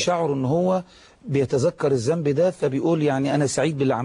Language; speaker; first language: Arabic; native; Arabic